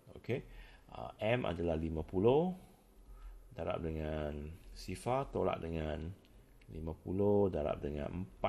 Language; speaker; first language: Malay; non-native, local second language; Chinese